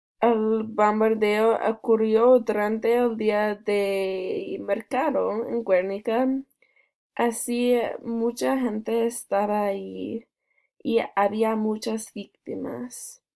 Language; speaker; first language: Spanish; non-native, learner; English